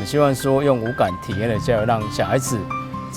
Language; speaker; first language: Chinese; native; Chinese